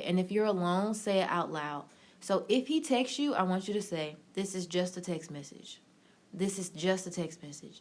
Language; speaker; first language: English; native; English